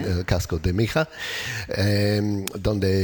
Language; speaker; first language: Spanish; non-native, learner; English